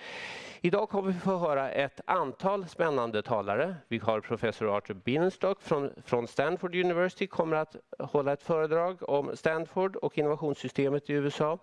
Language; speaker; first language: Swedish; native; Swedish